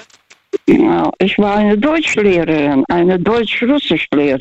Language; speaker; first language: German; early bilingual, heritage; Russian